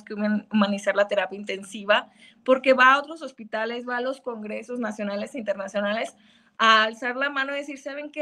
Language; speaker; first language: Spanish; native; Spanish